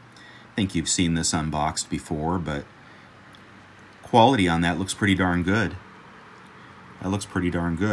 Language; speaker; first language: English; native; English